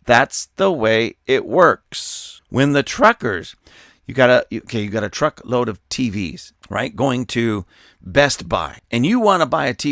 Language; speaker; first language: English; native; English